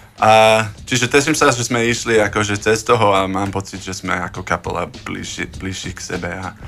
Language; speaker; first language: Slovak; non-native, fluent; English